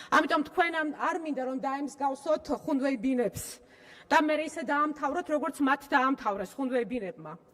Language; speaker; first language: Georgian; native; Georgian